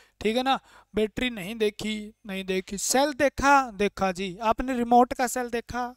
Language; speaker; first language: Hindi; native; Hindi